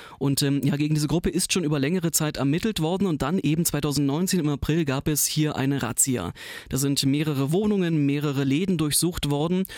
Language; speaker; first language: German; native; German